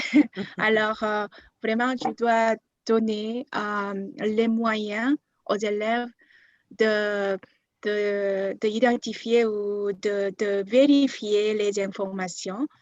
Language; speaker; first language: French; non-native, fluent; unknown